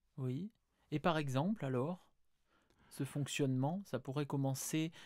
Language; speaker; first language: French; native; French